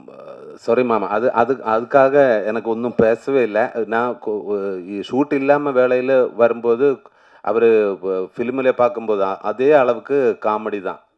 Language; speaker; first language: Tamil; non-native, learner; Malayalam